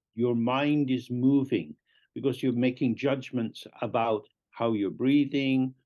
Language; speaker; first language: English; native; English